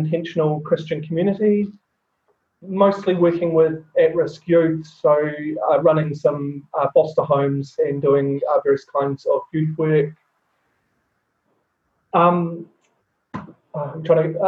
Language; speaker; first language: English; native; English